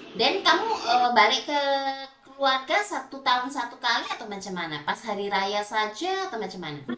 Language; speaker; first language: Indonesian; native; Indonesian